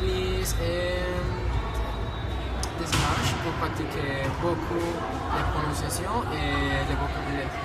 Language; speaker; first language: French; non-native, learner; Spanish